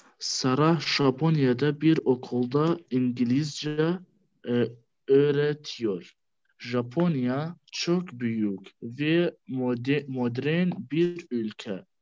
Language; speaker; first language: Turkish; non-native, learner; Arabic